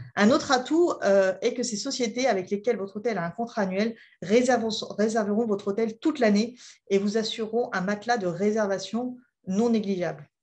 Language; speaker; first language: French; native; French